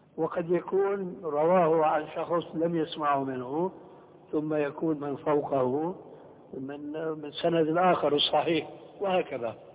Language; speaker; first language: Arabic; early bilingual, other home language; Albanian